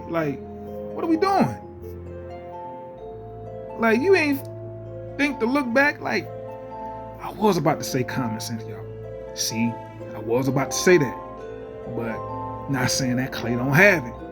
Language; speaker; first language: English; native; English